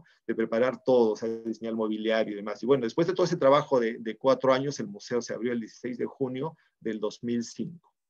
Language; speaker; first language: Spanish; native; Spanish